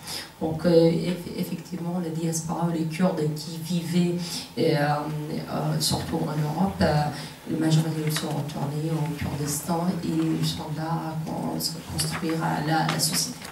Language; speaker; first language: French; non-native, fluent; Kurdish